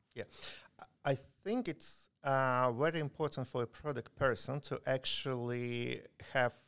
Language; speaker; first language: English; non-native, fluent; Ukrainian